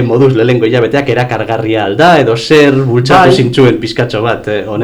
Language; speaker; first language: Basque; native; Basque